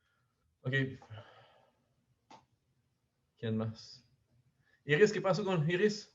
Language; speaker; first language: Spanish; non-native, learner; French